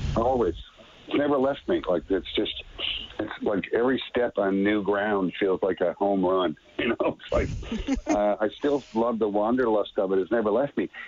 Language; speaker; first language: English; native; English